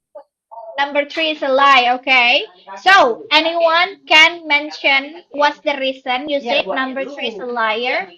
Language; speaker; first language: English; non-native, learner; Indonesian